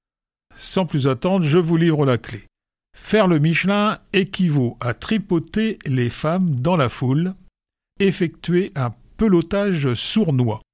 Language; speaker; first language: French; native; French